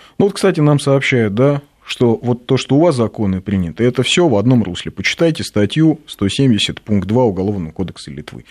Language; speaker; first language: Russian; native; Russian